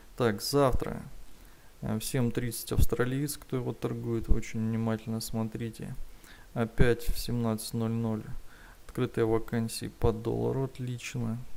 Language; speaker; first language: Russian; native; Russian